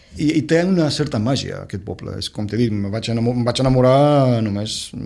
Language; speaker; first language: Catalan; non-native, fluent; Romanian